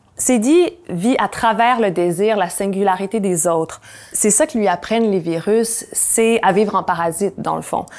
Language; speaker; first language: French; native; French